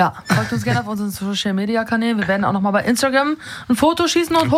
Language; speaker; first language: German; native; German